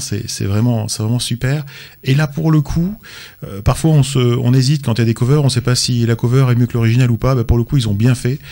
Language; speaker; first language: French; native; French